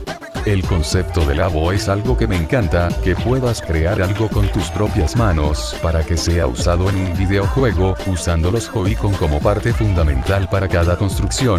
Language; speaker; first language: Spanish; native; Spanish